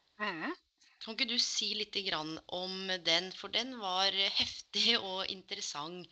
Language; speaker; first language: Norwegian; native; Norwegian